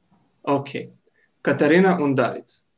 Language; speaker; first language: German; non-native, fluent; Serbian